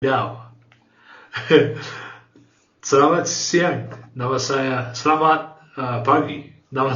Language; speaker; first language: Indonesian; non-native, learner; English